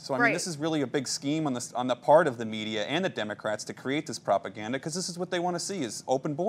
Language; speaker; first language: English; native; English